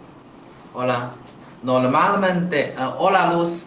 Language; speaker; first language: Spanish; non-native, learner; Chinese